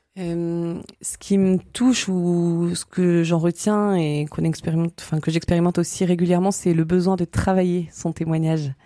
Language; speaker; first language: French; native; French